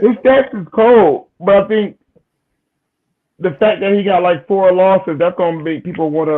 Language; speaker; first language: English; native; English